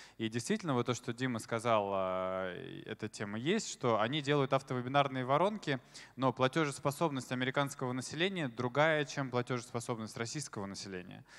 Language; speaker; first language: Russian; native; Russian